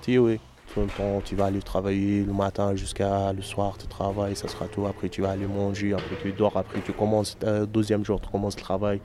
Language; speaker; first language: French; non-native, learner; Arabic